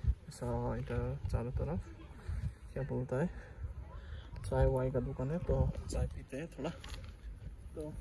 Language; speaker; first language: Hindi; non-native, local second language; Nepali